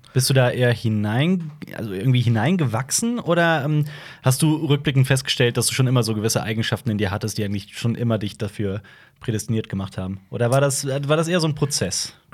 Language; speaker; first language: German; early bilingual, other home language; Turkish